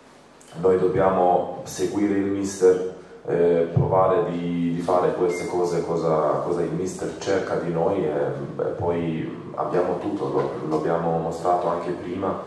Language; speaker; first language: Italian; non-native, fluent; Croatian